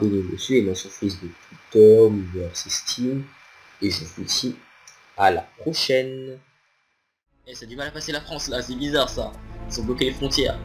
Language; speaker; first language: French; native; French